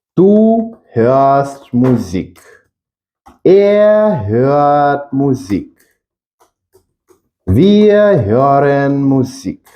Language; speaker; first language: German; non-native, fluent; Ukrainian